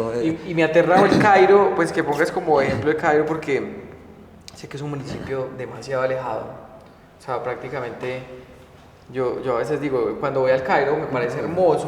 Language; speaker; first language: Spanish; native; Spanish